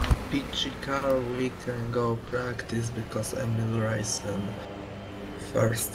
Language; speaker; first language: English; non-native, learner; Polish